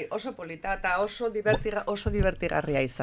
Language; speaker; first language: Basque; non-native, local second language; Spanish